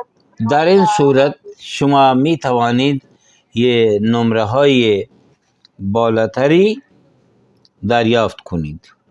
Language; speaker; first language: Persian; non-native, fluent; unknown